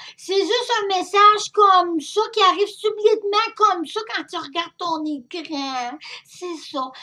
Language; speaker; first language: French; native; French